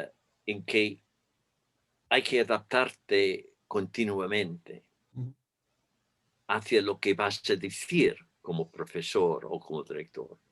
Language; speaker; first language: Spanish; non-native, fluent; English